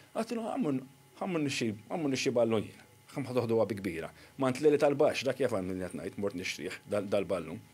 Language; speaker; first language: Maltese; native; Maltese